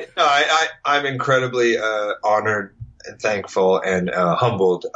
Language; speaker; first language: English; native; English